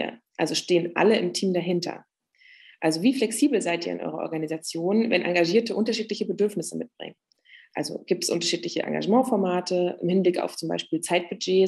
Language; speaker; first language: German; native; German